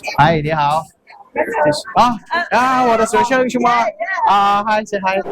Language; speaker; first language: Chinese; non-native, learner; Thai